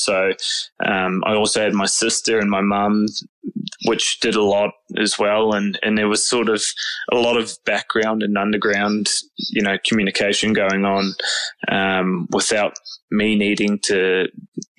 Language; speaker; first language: English; native; English